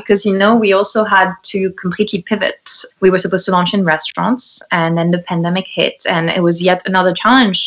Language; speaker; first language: English; non-native, fluent; French